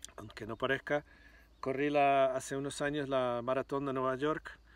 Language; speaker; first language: Spanish; non-native, fluent; English